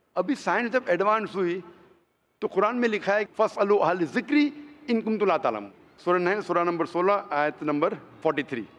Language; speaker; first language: Hindi; non-native, local second language; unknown